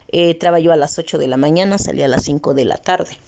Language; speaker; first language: Spanish; early bilingual, other home language; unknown